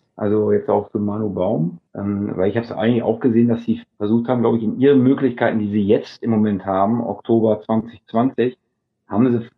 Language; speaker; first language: German; early bilingual, other home language; Dutch